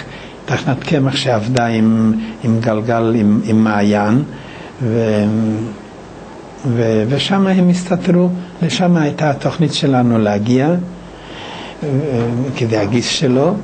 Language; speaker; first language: Hebrew; non-native, fluent; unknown